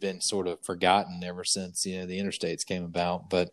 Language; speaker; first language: English; native; English